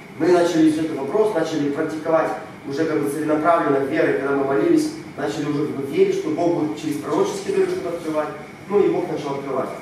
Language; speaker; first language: Russian; non-native, local second language; Romanian